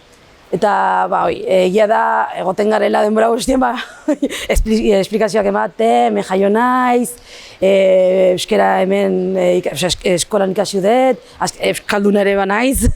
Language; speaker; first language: Basque; non-native, local second language; Arabic